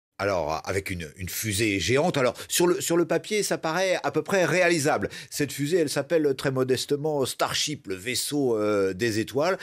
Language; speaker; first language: French; native; French